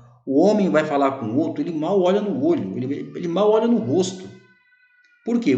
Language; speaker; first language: Portuguese; native; Portuguese